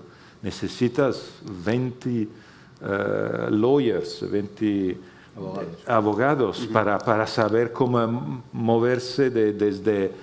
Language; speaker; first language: Spanish; non-native, fluent; Italian